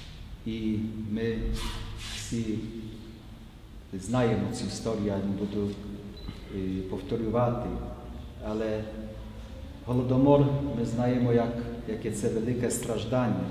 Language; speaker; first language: Ukrainian; non-native, fluent; Polish